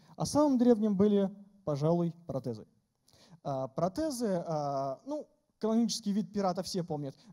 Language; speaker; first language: Russian; native; Russian